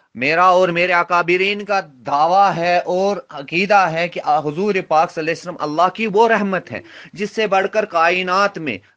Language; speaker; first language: Hindi; native; Hindi